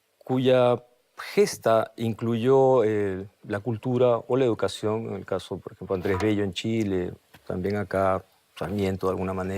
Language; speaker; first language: Spanish; native; Spanish